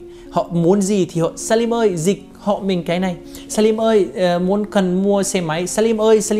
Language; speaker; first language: Vietnamese; non-native, fluent; Arabic